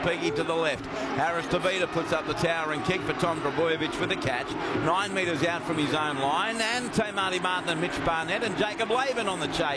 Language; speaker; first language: English; native; English